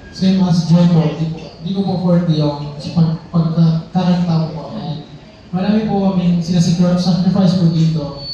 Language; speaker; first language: Filipino; non-native, local second language; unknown